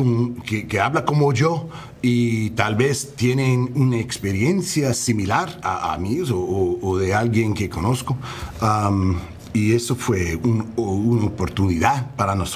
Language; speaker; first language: Spanish; non-native, learner; English